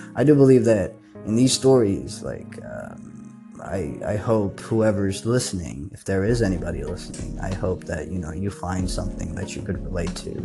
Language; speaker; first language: English; non-native, local second language; Nepali